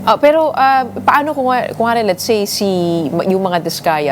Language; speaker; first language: Filipino; native; Filipino